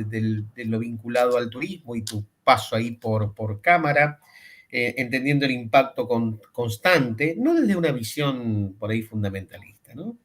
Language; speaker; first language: Spanish; native; Spanish